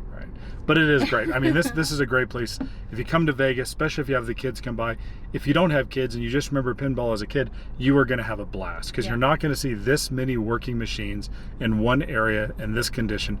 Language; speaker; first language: English; native; English